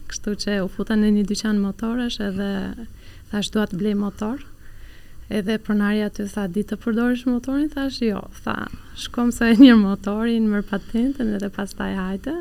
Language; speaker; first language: Albanian; early bilingual, heritage; Albanian